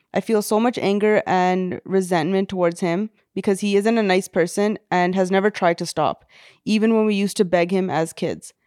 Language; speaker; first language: Punjabi; early bilingual, heritage; Punjabi